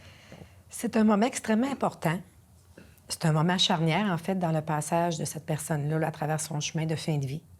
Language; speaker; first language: French; native; French